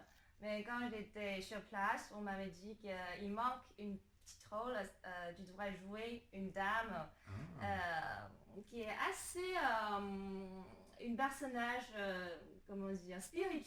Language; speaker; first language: French; non-native, fluent; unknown